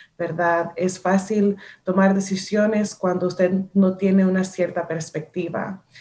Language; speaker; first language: Spanish; early bilingual, heritage; Spanish